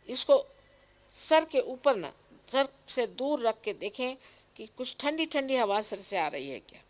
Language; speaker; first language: Hindi; non-native, local second language; Marathi